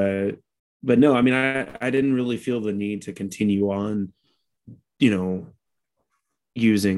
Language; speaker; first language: English; native; English